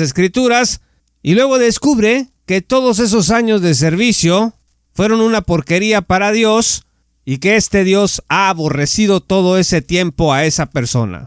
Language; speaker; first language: Spanish; native; Spanish